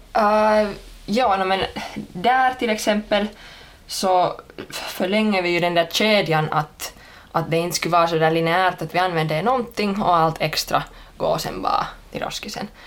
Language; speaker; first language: Swedish; native; Swedish